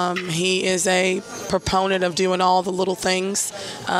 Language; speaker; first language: English; native; English